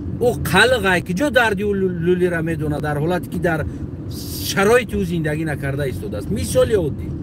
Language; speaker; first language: Tajik; non-native, local second language; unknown